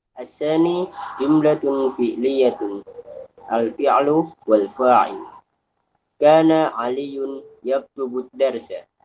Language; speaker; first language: Arabic; non-native, learner; Indonesian